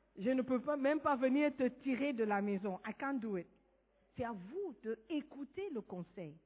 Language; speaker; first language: French; non-native, fluent; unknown